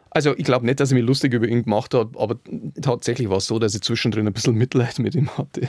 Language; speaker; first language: German; native; German